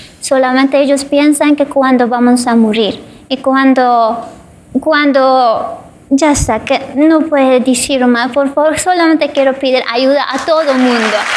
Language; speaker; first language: Spanish; non-native, learner; Persian